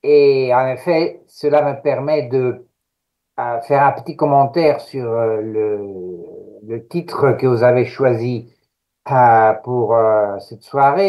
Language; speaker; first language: French; non-native, fluent; Greek